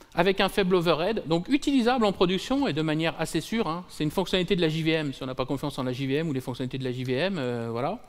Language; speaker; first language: French; native; French